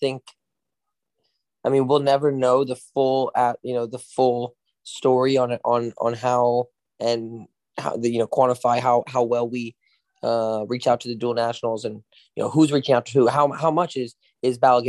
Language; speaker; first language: English; native; English